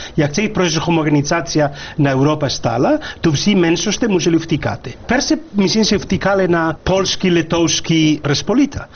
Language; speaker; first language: Ukrainian; non-native, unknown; Spanish